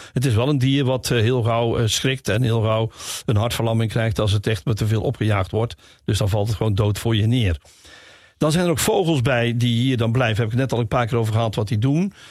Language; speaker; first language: Dutch; native; Dutch